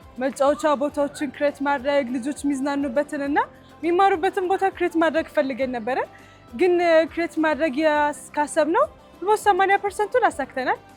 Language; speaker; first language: Amharic; native; Amharic